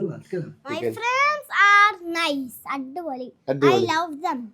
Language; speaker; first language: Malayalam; early bilingual, other home language; Arabic